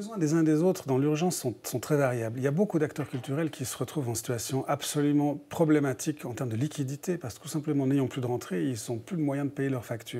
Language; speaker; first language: French; native; French